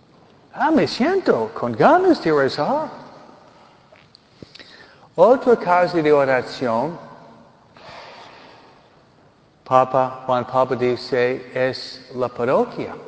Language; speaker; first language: Spanish; non-native, fluent; English